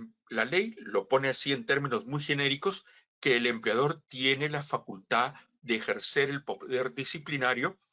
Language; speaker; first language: Spanish; native; Spanish